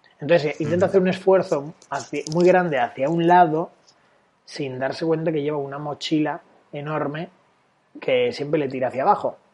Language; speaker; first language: Spanish; native; Spanish